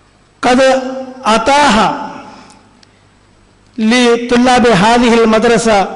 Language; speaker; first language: Arabic; non-native, fluent; Malayalam